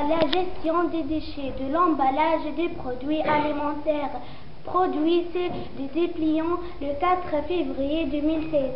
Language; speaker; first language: French; non-native, learner; Arabic